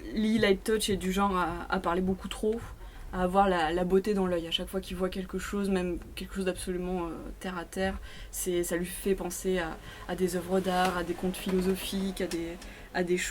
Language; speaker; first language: French; native; French